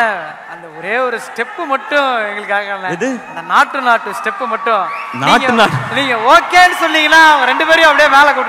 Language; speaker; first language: Tamil; native; Tamil